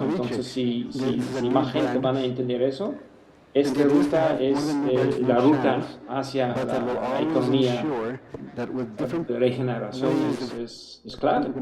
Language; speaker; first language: Spanish; non-native, fluent; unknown